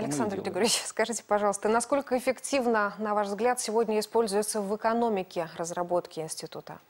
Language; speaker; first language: Russian; native; Russian